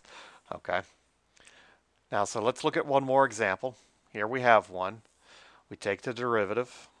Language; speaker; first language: English; native; English